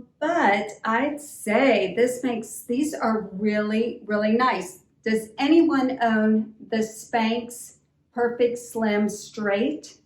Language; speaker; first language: English; native; English